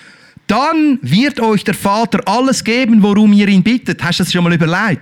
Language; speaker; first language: German; native; German